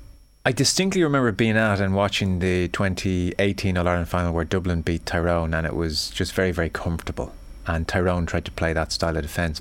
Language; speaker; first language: English; native; English